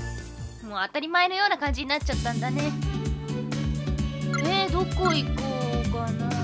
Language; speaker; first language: Japanese; native; Japanese